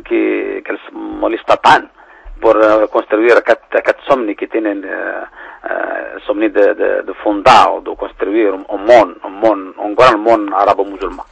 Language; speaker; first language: Catalan; non-native, fluent; Berber languages